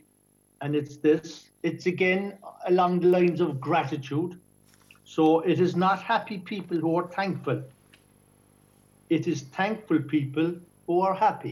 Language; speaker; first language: English; native; English